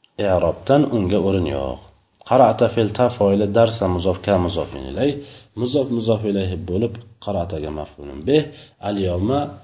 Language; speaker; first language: Arabic; non-native, fluent; Uzbek